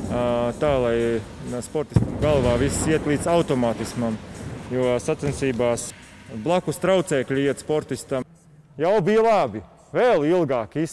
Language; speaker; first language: Latvian; non-native, local second language; Russian